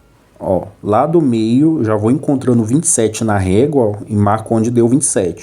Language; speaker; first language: Portuguese; native; Portuguese